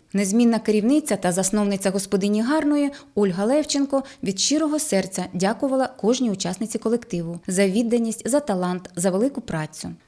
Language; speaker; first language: Ukrainian; native; Ukrainian